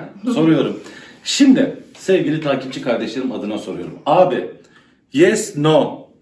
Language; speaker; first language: Turkish; native; Turkish